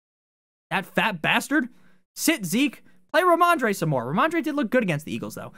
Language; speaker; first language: English; native; English